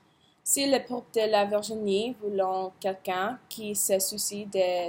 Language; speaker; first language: French; non-native, learner; English